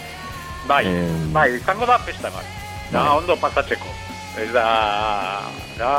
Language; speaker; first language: Basque; non-native, local second language; Spanish